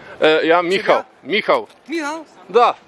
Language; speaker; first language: Polish; non-native, learner; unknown